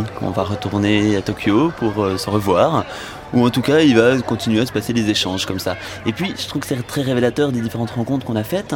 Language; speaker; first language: French; native; French